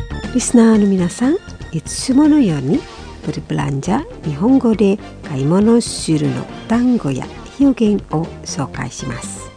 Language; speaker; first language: Japanese; non-native, fluent; Indonesian